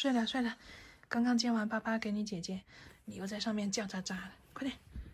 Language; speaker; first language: Chinese; native; Chinese